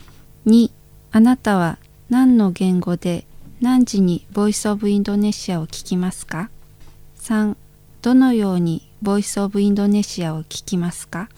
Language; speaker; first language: Japanese; non-native, fluent; Indonesian